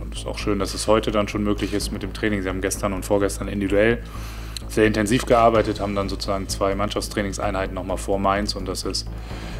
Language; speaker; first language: German; native; German